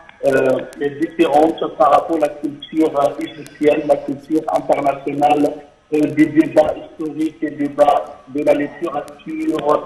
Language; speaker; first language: French; non-native, fluent; Arabic